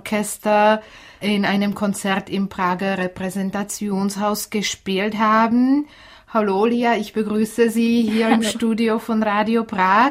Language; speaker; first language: German; non-native, fluent; Czech